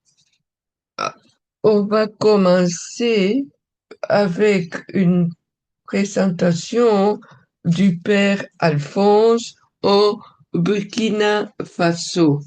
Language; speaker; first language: French; non-native, fluent; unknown